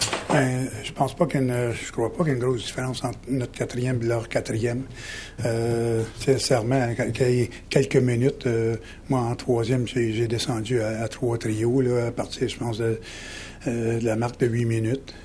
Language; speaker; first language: French; native; French